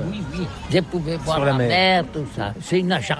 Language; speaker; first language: French; non-native, learner; Catalan